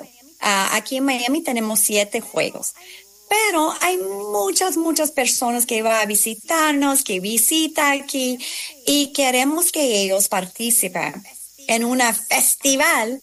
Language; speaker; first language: Spanish; non-native, fluent; English